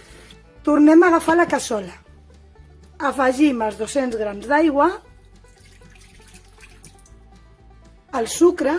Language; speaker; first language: Catalan; native; Catalan